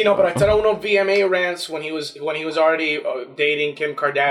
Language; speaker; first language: English; non-native, local second language; Spanish